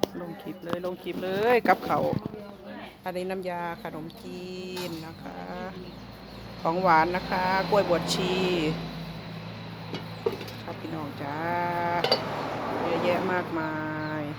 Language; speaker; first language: Thai; native; Thai